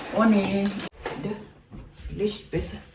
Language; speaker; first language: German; non-native, learner; Thai